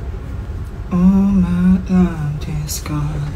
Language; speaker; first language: English; non-native, learner; Thai